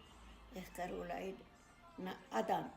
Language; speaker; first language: Hebrew; non-native, fluent; Arabic